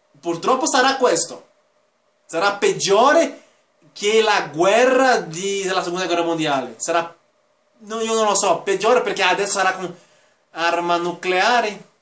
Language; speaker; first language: Italian; non-native, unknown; Spanish